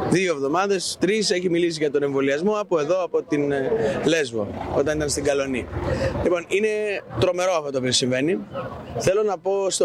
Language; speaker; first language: Greek; native; Greek